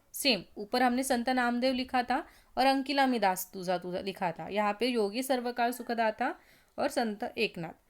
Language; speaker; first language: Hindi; non-native, local second language; Marathi